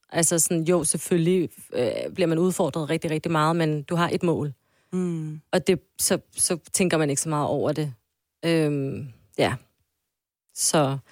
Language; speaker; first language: Danish; early bilingual, other home language; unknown